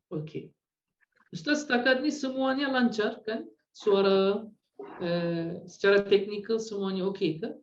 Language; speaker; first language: Malay; non-native, fluent; Turkish